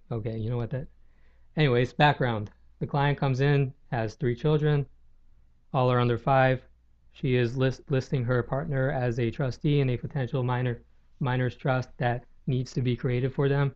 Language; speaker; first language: English; native; English